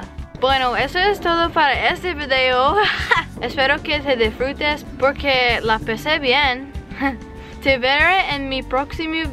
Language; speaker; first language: Spanish; non-native, learner; English